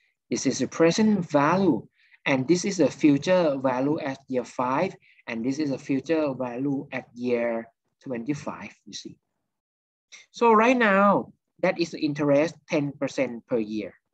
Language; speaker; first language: English; non-native, fluent; Thai